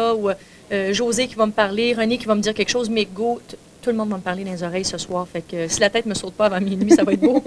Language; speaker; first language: French; native; French